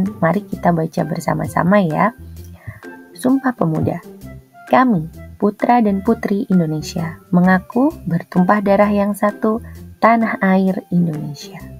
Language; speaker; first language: Indonesian; native; Indonesian